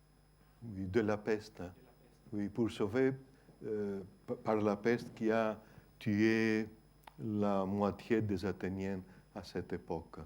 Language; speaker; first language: French; non-native, fluent; Greek